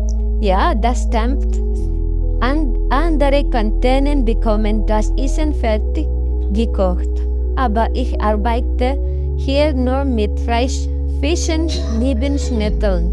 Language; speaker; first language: German; non-native, learner; Filipino